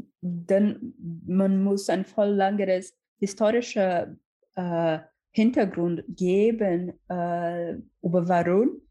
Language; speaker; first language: German; non-native, learner; Portuguese